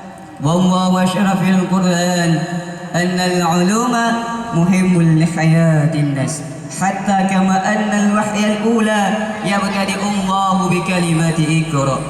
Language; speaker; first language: Arabic; non-native, learner; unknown